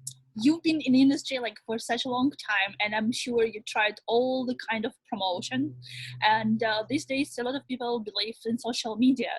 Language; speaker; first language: English; non-native, fluent; Russian